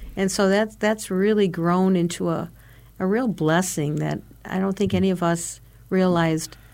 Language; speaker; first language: English; native; English